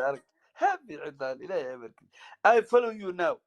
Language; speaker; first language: English; non-native, local second language; Somali